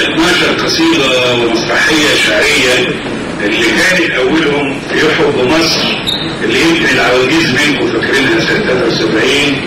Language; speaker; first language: Arabic; native; Arabic